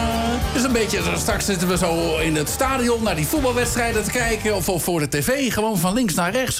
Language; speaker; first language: Dutch; native; Dutch